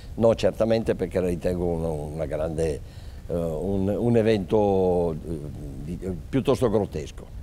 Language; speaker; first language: Italian; native; Italian